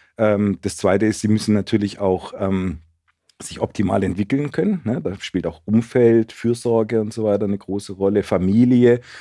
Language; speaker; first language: German; native; German